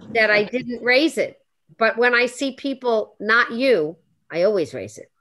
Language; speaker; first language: English; native; English